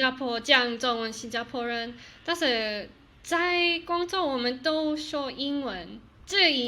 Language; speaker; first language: Chinese; non-native, learner; English